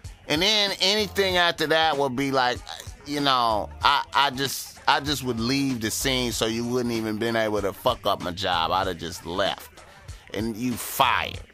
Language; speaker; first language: English; native; English